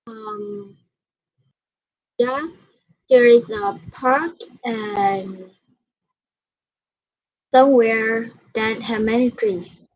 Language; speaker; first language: English; non-native, learner; Vietnamese